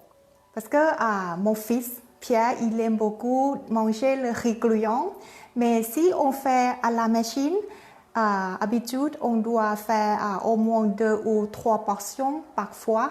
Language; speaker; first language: French; non-native, learner; Thai